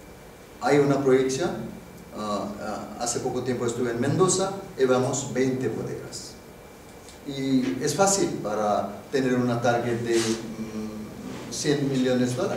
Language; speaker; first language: Spanish; non-native, fluent; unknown